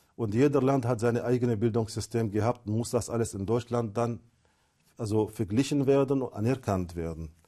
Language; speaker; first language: German; non-native, fluent; Arabic